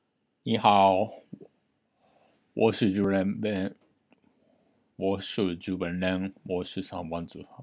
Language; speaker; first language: Chinese; non-native, learner; Japanese